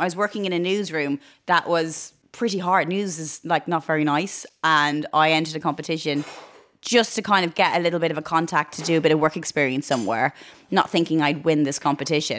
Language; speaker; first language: English; native; English